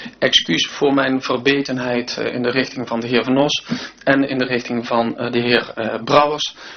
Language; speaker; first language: Dutch; native; Dutch